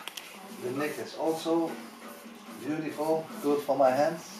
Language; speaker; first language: English; non-native, learner; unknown